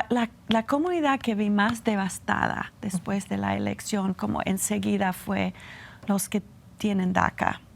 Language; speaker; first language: Spanish; non-native, fluent; English